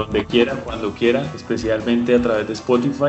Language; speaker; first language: Spanish; native; Spanish